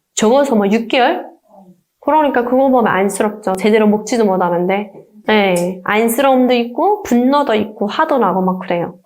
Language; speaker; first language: Korean; native; Korean